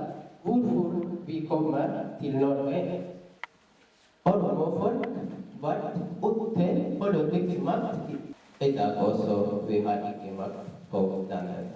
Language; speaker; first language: Norwegian; non-native, learner; Oromo